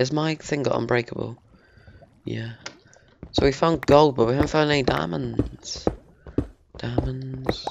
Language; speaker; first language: English; native; English